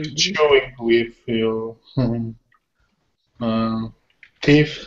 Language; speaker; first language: English; non-native, learner; Polish